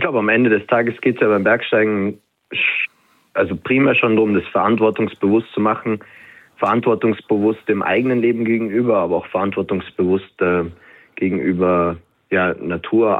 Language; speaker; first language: German; native; German